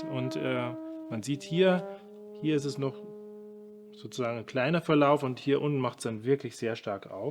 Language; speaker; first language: German; native; German